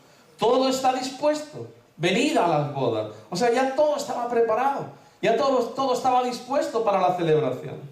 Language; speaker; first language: Spanish; native; Spanish